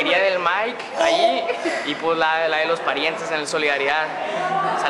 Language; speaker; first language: Spanish; native; Spanish